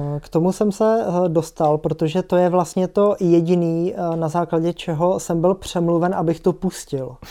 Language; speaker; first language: Czech; native; Czech